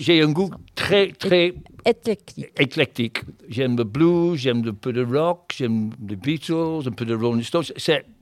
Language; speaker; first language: French; non-native, fluent; English